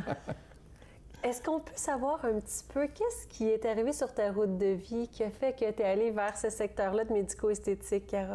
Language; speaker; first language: French; native; French